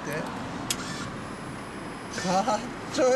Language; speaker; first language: Japanese; native; Japanese